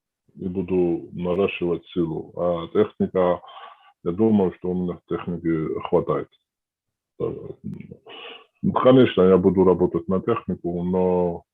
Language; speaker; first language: Russian; non-native, fluent; Georgian